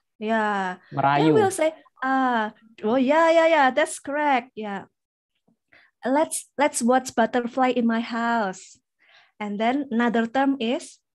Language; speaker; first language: English; non-native, fluent; Indonesian